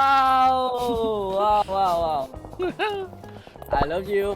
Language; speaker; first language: English; non-native, learner; Vietnamese